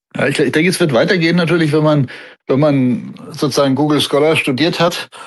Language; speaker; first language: German; native; German